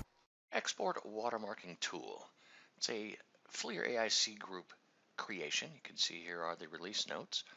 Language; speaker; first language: English; native; English